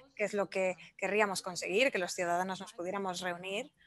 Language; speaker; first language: Spanish; non-native, fluent; Polish